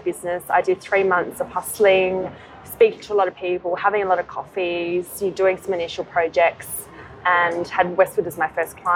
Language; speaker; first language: English; native; English